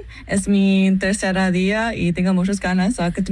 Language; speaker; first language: Spanish; non-native, fluent; English